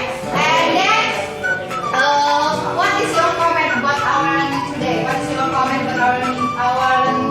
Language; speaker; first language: English; non-native, learner; Indonesian